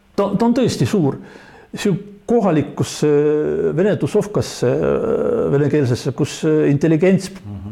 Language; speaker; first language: Estonian; non-native, local second language; Russian